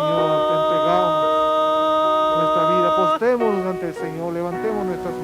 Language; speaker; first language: Spanish; native; Spanish